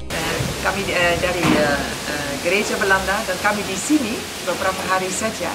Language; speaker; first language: Indonesian; non-native, fluent; Dutch